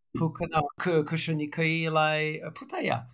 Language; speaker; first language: Chinese; non-native, learner; French